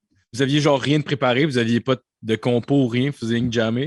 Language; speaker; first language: French; native; French